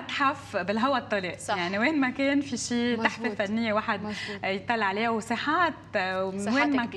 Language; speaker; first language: Arabic; native; Arabic